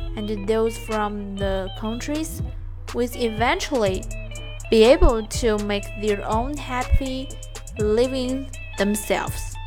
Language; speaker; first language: English; non-native, fluent; Chinese